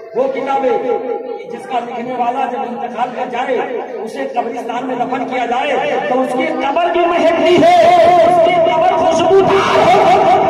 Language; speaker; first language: Urdu; native; Urdu